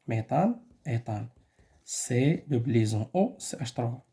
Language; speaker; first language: French; non-native, local second language; Arabic